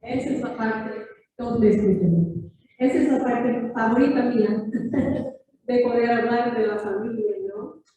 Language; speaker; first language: Spanish; non-native, fluent; English